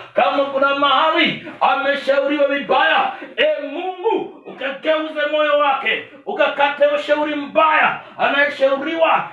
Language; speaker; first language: Swahili; non-native, local second language; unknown